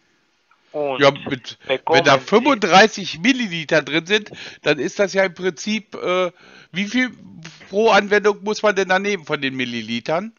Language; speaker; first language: German; native; German